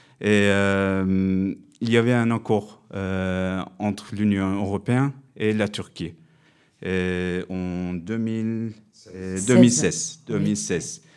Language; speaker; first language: French; non-native, fluent; Turkish